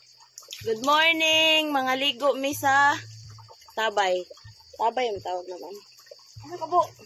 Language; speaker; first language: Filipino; non-native, local second language; Cebuano